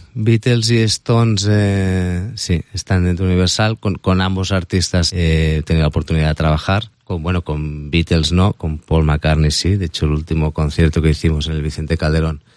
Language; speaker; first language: Spanish; native; Spanish